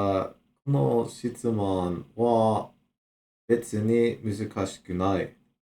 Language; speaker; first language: Japanese; non-native, learner; English